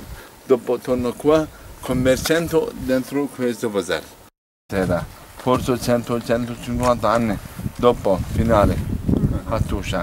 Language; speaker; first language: Italian; non-native, learner; Turkish